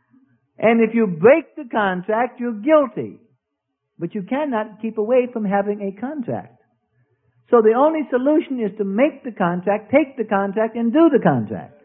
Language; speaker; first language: English; native; English